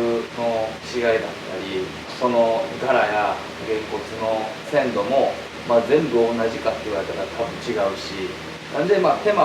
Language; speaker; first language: Japanese; native; Japanese